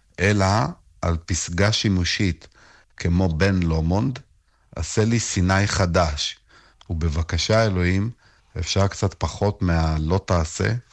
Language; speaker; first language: Hebrew; native; Hebrew